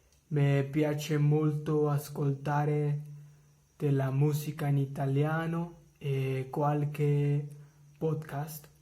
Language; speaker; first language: Italian; non-native, learner; English